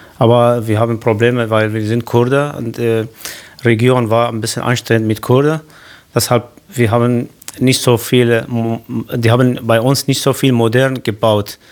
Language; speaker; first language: German; non-native, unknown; Kurdish